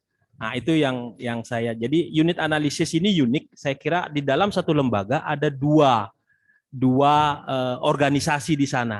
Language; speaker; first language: Indonesian; native; Indonesian